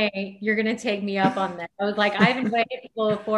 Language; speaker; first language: English; native; English